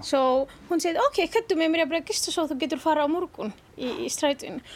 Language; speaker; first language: Icelandic; non-native, learner; Somali